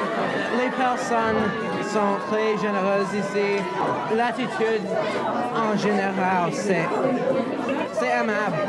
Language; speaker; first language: French; non-native, learner; English